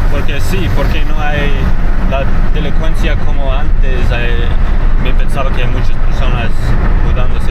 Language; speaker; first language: Spanish; non-native, learner; English